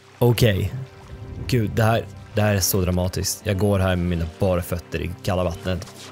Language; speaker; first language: Swedish; early bilingual, other home language; Russian